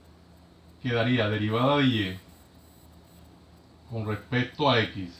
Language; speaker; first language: Spanish; native; Spanish